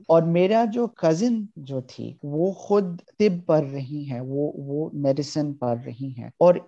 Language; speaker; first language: Urdu; early bilingual, heritage; Urdu